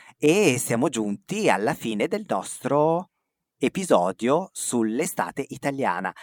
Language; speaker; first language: Italian; native; Italian